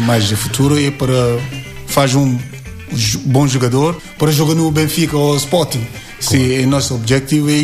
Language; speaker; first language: Portuguese; non-native, learner; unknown